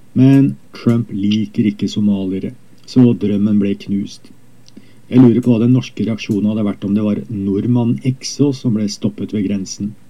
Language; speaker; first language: Norwegian; native; Norwegian